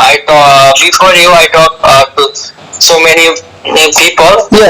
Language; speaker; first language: English; non-native, learner; Bangla